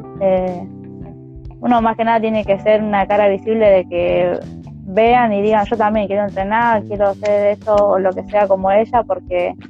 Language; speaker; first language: Spanish; native; Spanish